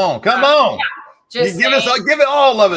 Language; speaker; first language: English; native; English